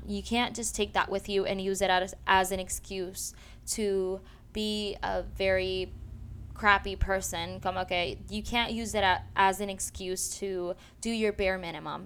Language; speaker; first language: English; non-native, local second language; Spanish